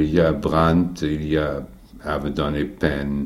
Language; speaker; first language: French; non-native, fluent; German